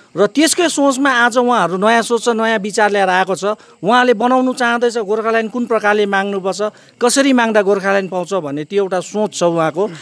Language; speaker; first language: Nepali; native; Nepali